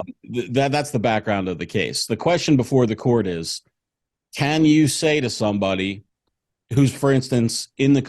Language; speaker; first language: English; native; English